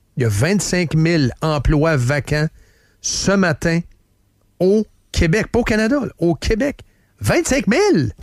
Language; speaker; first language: French; native; French